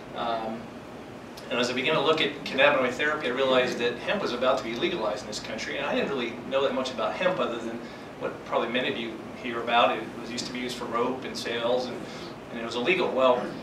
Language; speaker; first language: English; native; English